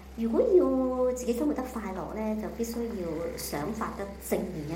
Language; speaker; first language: Chinese; native; Chinese